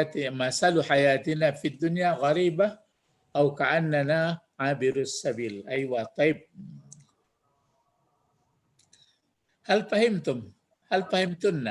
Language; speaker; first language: Arabic; non-native, fluent; Indonesian